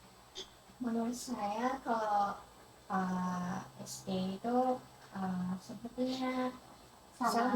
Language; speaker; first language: Indonesian; non-native, fluent; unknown